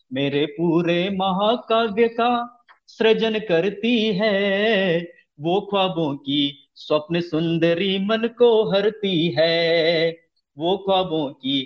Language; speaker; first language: Hindi; native; Hindi